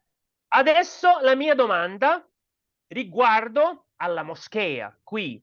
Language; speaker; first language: Italian; non-native, learner; Portuguese